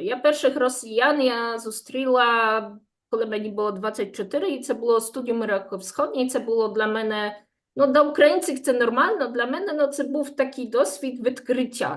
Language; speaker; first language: Ukrainian; non-native, fluent; Polish